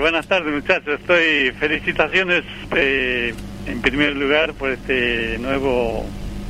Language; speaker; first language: Spanish; non-native, local second language; Quechua